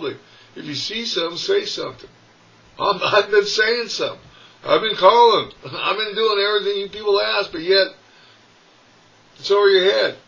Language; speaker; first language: English; native; English